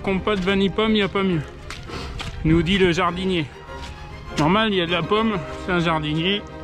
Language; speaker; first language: French; native; French